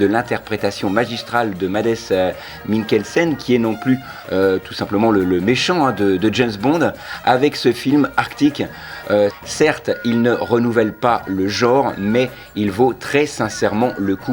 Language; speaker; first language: French; native; French